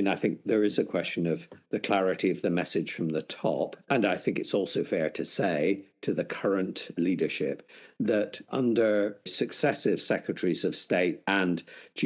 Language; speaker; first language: English; native; English